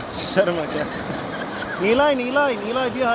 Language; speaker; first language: Chinese; non-native, learner; Central Kurdish